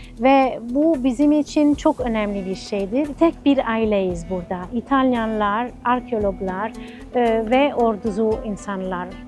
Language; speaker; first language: Turkish; non-native, fluent; Italian